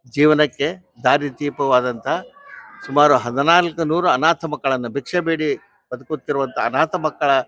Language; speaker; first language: Kannada; non-native, local second language; Marathi